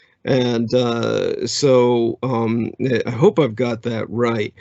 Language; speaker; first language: English; native; English